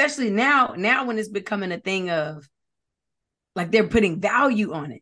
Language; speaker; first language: English; native; English